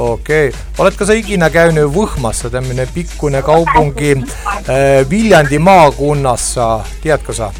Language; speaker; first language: Finnish; non-native, learner; Estonian